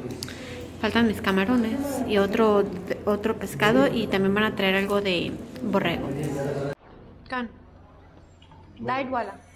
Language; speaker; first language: Spanish; native; Spanish